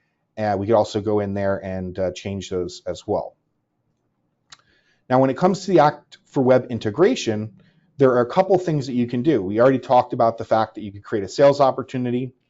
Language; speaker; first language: English; native; English